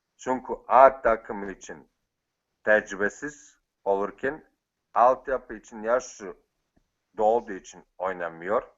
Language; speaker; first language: Turkish; non-native, fluent; Bosnian